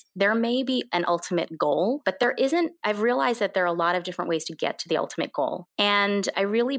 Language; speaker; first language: English; early bilingual, other home language; Korean